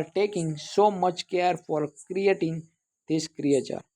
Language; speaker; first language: English; non-native, local second language; Gujarati